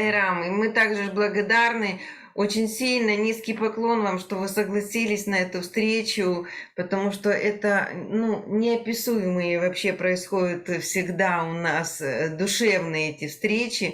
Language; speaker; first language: Russian; native; Russian